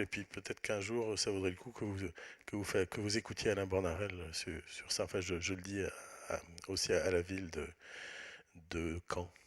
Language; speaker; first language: French; native; French